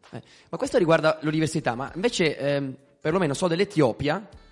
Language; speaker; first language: Italian; native; Italian